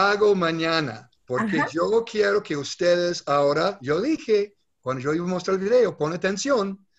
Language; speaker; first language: Spanish; non-native, fluent; English